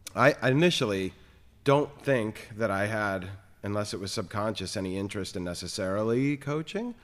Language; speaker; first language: English; native; English